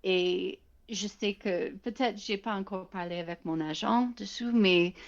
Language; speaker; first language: French; non-native, fluent; English